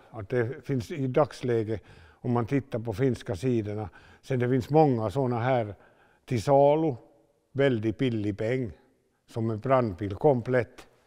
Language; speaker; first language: Swedish; non-native, local second language; Finnish